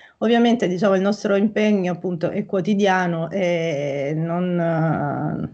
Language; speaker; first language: Italian; native; Italian